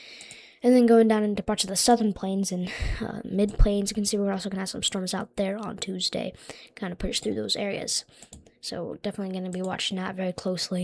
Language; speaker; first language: English; native; English